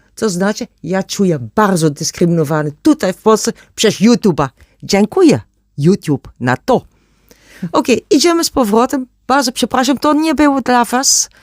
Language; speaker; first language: Polish; non-native, learner; German